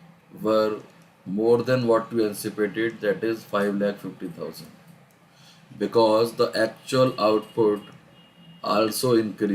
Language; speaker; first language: English; non-native, local second language; Hindi